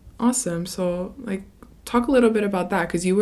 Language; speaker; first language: English; native; English